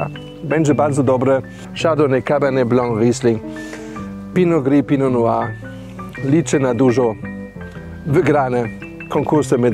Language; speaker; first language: Polish; non-native, learner; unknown